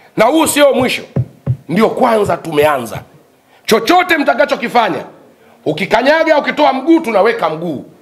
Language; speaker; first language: Swahili; native; Swahili